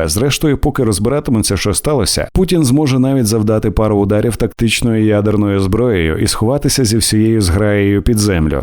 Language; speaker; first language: Ukrainian; native; Ukrainian